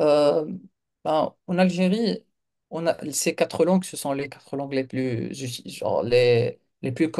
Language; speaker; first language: French; non-native, local second language; Kabyle